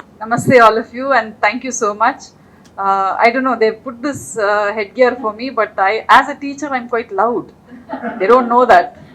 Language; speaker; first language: English; non-native, local second language; Telugu